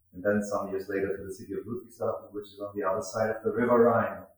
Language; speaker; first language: English; non-native, fluent; German